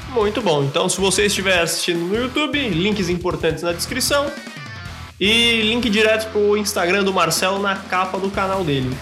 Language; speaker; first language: Portuguese; native; Portuguese